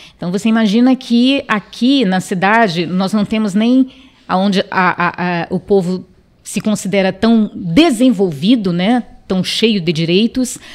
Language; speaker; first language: Portuguese; non-native, local second language; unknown